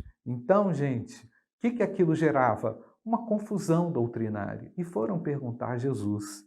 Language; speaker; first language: Portuguese; native; Portuguese